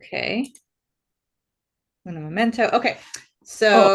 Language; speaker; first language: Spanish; non-native, learner; English